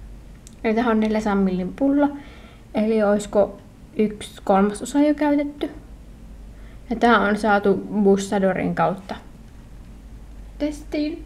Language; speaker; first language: Finnish; native; Finnish